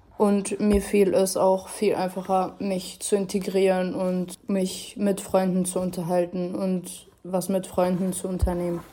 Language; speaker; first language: German; early bilingual, other home language; Arabic